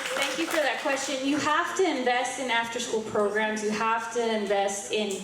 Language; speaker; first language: English; early bilingual, heritage; Spanish